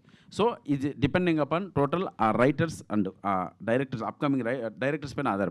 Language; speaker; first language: Telugu; native; Telugu